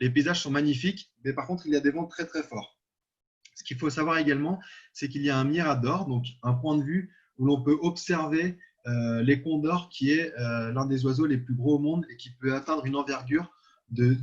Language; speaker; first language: French; native; French